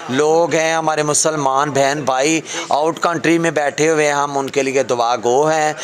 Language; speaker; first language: Urdu; non-native, local second language; Punjabi